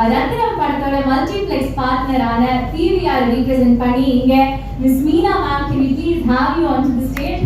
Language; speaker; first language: English; non-native, local second language; Tamil